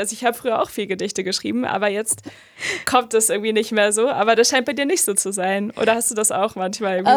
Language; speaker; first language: German; native; German